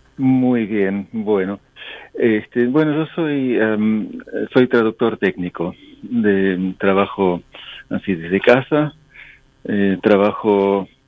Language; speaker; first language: Spanish; non-native, local second language; English